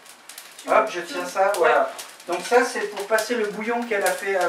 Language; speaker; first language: French; native; French